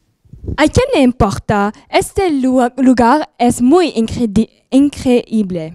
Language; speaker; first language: Spanish; non-native, learner; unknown